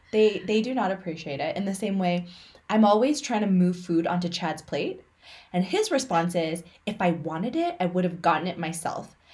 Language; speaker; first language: English; early bilingual, other home language; Min Nan Chinese